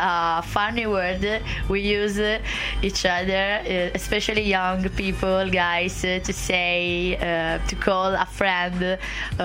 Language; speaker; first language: English; non-native, learner; Italian